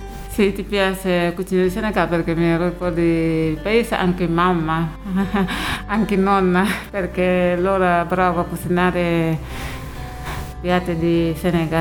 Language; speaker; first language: Italian; non-native, learner; Wolof